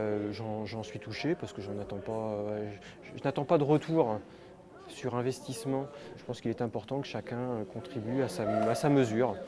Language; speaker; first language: French; native; French